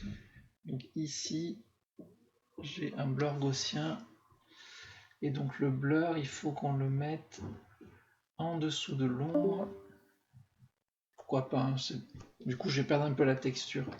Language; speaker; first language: French; native; French